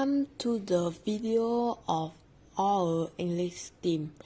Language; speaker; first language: English; non-native, learner; Vietnamese